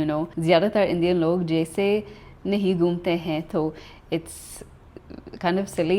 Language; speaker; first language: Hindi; non-native, learner; English